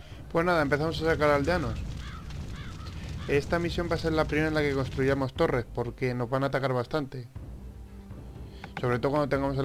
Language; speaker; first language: Spanish; native; Spanish